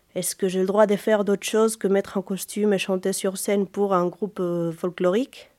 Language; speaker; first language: French; non-native, fluent; Spanish